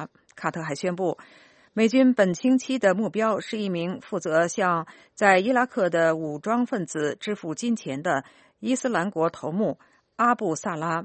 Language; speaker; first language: Chinese; native; Chinese